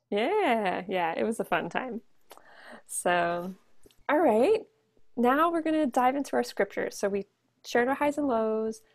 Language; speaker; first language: English; native; English